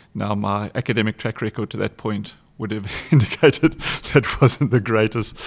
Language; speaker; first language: English; native; English